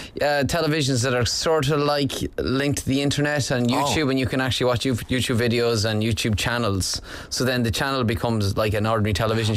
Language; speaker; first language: English; native; English